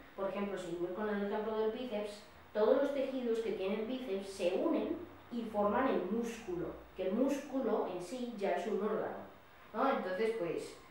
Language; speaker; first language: Spanish; native; Spanish